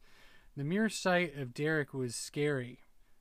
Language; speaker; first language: English; native; English